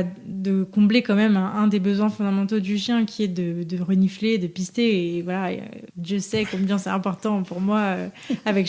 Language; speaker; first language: French; native; French